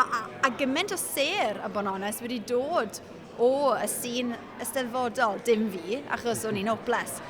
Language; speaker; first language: Welsh; native; Welsh